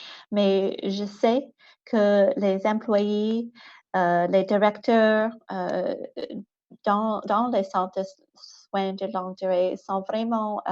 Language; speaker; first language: French; non-native, local second language; English